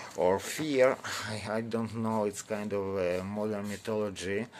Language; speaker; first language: English; non-native, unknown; Russian